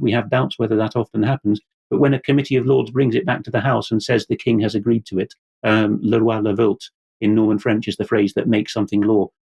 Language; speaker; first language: English; non-native, fluent; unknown